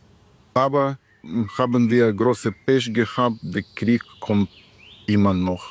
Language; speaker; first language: German; non-native, learner; Russian